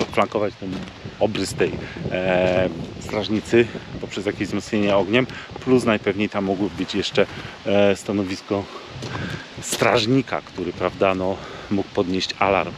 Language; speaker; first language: Polish; native; Polish